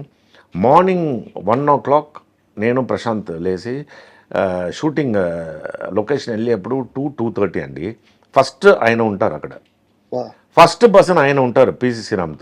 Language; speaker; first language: Telugu; non-native, fluent; Tamil